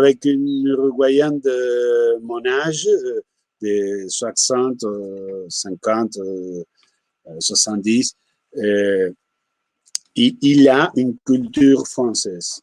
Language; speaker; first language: French; non-native, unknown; Spanish